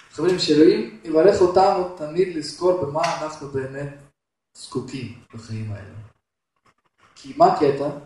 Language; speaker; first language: Hebrew; non-native, fluent; Russian